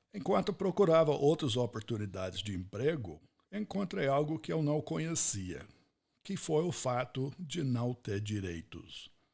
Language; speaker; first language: Portuguese; non-native, fluent; English